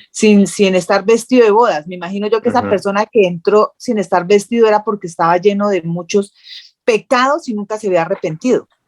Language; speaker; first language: Spanish; native; Spanish